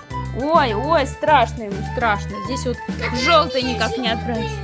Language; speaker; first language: Russian; native; Russian